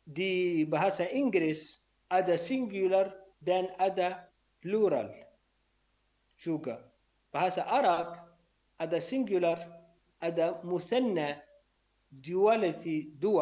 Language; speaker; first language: Indonesian; non-native, learner; Arabic